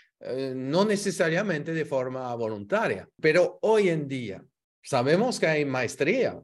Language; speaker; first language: Spanish; non-native, fluent; French